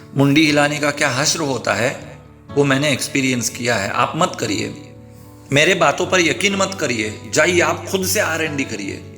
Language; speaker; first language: Hindi; non-native, local second language; Marathi